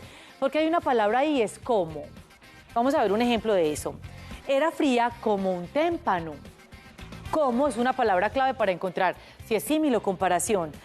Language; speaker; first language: Spanish; native; Spanish